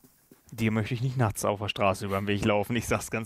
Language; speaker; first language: German; native; German